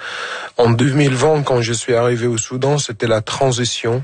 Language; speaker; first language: French; non-native, fluent; Arabic